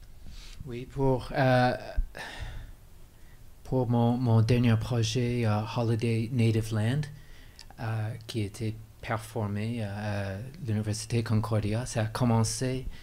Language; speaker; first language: French; non-native, fluent; English